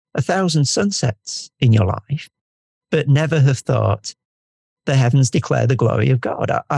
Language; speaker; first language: English; native; English